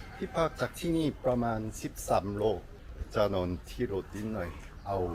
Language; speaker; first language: Thai; non-native, learner; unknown